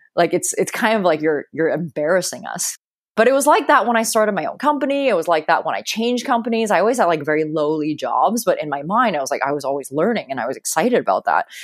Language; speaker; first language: English; early bilingual, other home language; Cantonese